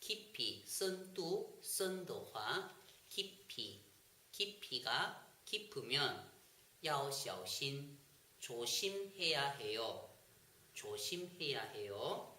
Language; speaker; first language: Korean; non-native, fluent; Chinese